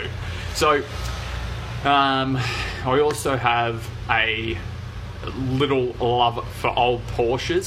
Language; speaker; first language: English; native; English